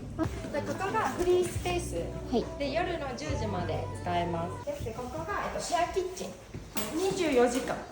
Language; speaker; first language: Japanese; native; Japanese